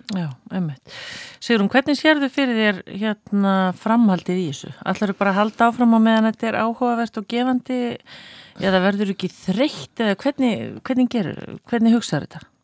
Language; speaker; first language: Icelandic; native; Icelandic